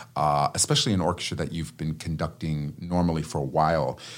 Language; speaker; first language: English; native; English